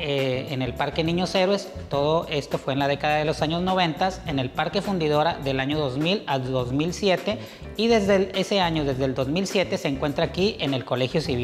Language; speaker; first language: Spanish; native; Spanish